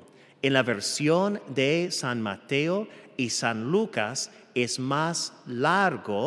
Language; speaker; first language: Spanish; non-native, fluent; English